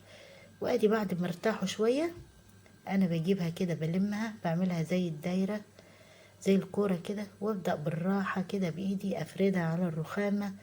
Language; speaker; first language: Arabic; native; Arabic